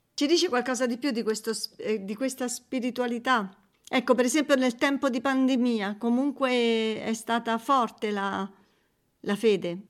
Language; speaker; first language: Italian; native; Italian